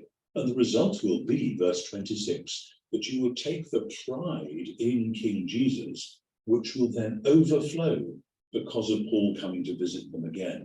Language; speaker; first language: English; native; English